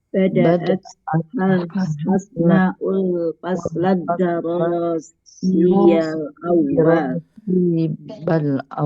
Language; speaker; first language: Arabic; non-native, learner; Indonesian